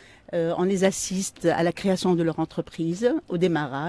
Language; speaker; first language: French; non-native, local second language; Arabic